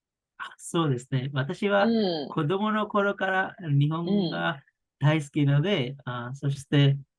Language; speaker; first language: Japanese; non-native, learner; Bangla